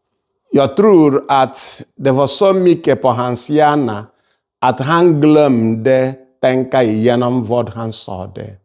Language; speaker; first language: Swedish; non-native, fluent; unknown